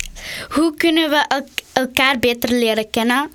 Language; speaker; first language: Dutch; early bilingual, other home language; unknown